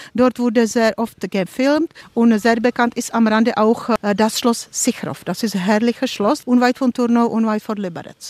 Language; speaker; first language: German; non-native, fluent; Czech